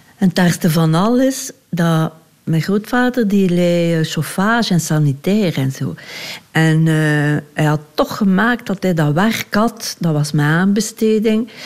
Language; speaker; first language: Dutch; native; Dutch